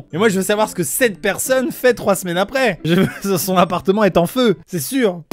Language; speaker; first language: French; native; French